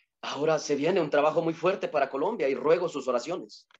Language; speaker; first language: Spanish; native; Spanish